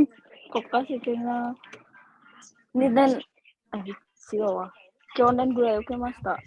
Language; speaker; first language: Japanese; non-native, fluent; Indonesian